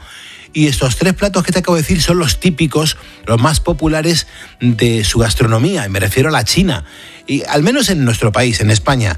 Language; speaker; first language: Spanish; native; Spanish